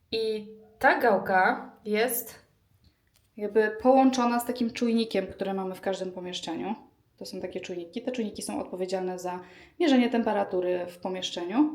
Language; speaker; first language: Polish; native; Polish